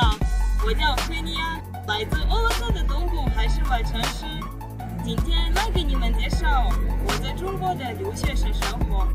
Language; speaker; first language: Chinese; non-native, learner; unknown